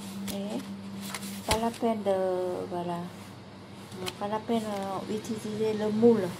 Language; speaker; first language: French; non-native, learner; Vietnamese